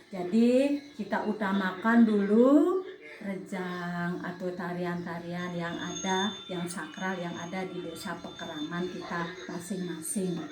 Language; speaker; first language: Indonesian; non-native, local second language; Balinese